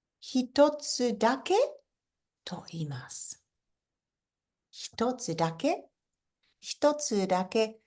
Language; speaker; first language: Japanese; non-native, fluent; English